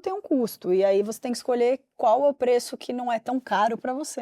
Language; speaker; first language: Portuguese; native; Portuguese